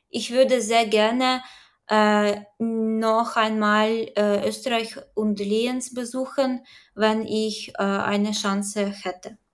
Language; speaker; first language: German; non-native, learner; Ukrainian